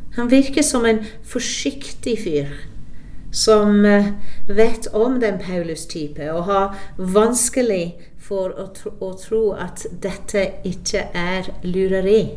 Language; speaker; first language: Norwegian; non-native, fluent; English